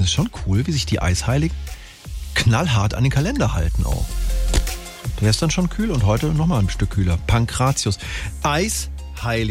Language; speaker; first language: German; native; German